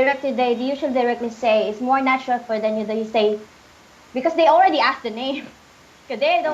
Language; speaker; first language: English; non-native, fluent; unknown